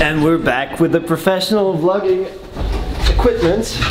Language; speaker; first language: English; non-native, fluent; French